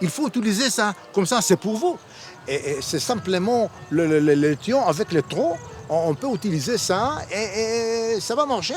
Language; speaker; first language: French; non-native, learner; Hebrew